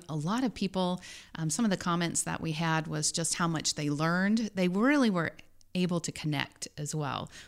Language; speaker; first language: English; native; English